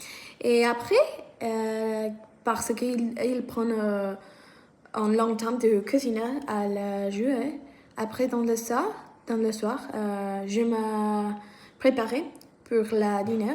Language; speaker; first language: French; non-native, learner; Spanish